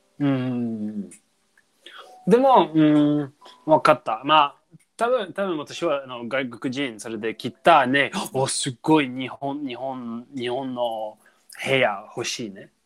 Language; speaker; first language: Japanese; non-native, learner; English